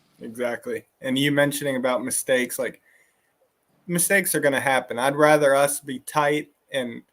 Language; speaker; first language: English; native; English